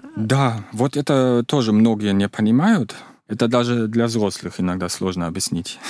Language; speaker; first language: Russian; non-native, fluent; German